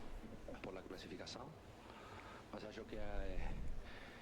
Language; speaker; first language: Portuguese; non-native, fluent; Spanish